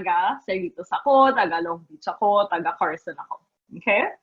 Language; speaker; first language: Filipino; early bilingual, heritage; Filipino